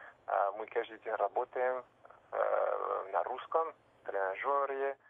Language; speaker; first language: Russian; non-native, learner; French